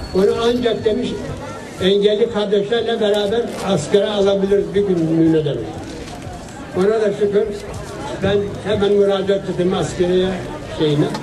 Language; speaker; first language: Turkish; early bilingual, heritage; Turkish